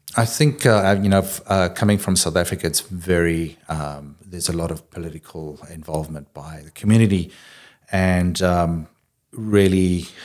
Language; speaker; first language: English; native; English